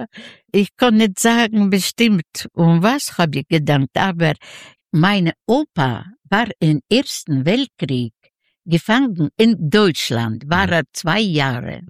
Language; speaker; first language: German; non-native, learner; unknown